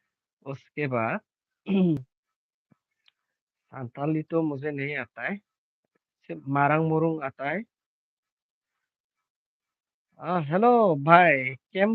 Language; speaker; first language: Hindi; non-native, local second language; Bodo